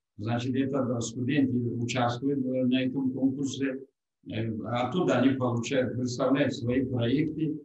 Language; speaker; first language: Russian; non-native, local second language; Tajik